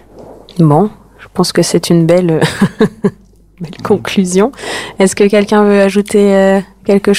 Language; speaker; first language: French; native; French